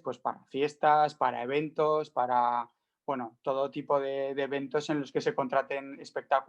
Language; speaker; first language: Spanish; native; Spanish